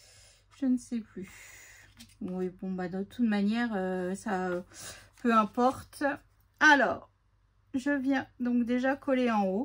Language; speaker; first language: French; native; French